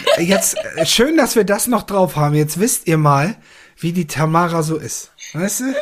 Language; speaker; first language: German; native; German